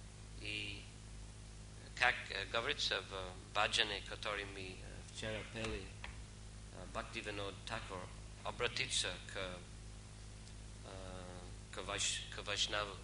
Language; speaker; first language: Russian; non-native, fluent; English